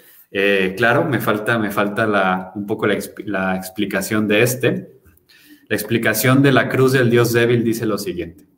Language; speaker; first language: Spanish; native; Spanish